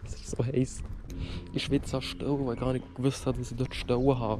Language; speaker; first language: German; native; German